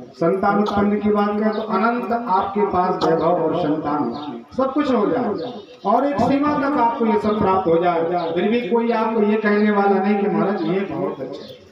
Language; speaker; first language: Hindi; native; Hindi